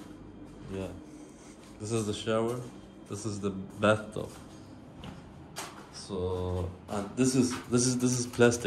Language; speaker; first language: English; non-native, fluent; Persian